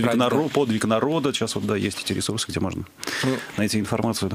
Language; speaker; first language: Russian; native; Russian